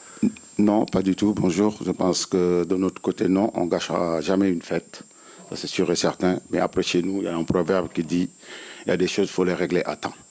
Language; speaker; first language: French; non-native, local second language; Wolof